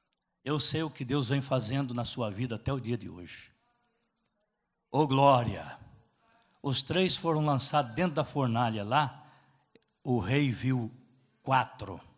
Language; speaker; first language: Portuguese; native; Portuguese